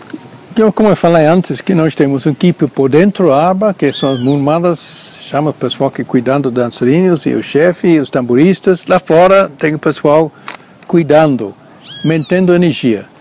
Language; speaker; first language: Portuguese; non-native, learner; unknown